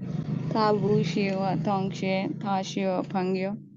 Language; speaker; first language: Chinese; non-native, learner; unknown